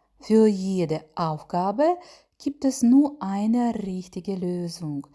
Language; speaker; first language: German; non-native, learner; Ukrainian